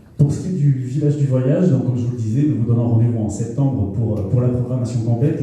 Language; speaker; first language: French; native; French